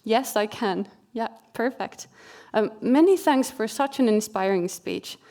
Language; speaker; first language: English; non-native, fluent; Finnish